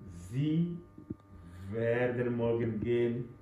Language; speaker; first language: German; non-native, fluent; French